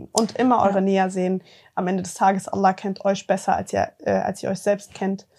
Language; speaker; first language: German; early bilingual, other home language; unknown